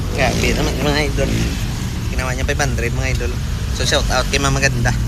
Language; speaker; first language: Filipino; non-native, local second language; Hiligaynon